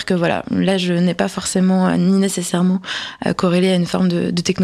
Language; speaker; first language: French; native; French